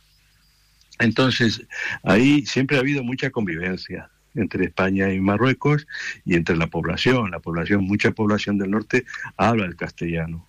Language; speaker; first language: Spanish; native; Spanish